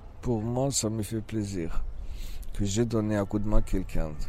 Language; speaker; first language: French; non-native, learner; Kurdish